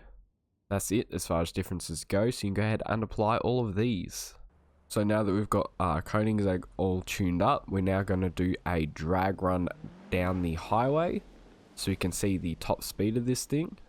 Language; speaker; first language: English; native; English